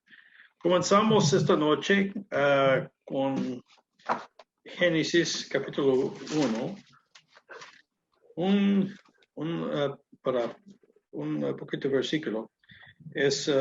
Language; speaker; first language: Spanish; non-native, learner; English